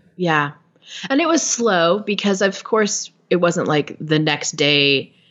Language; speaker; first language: English; native; English